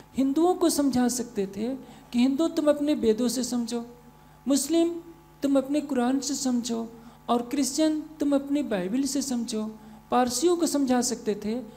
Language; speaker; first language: Hindi; native; Hindi